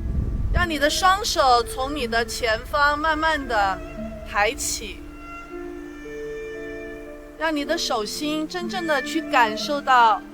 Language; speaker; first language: Chinese; native; Chinese